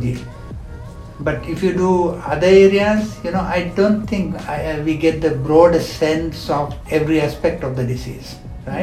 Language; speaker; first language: English; non-native, local second language; Sinhala